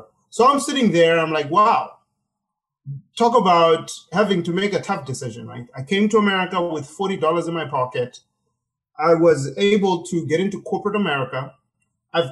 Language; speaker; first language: English; non-native, local second language; Shona